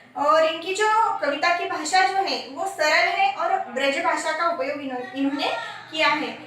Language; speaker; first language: Hindi; non-native, local second language; Marathi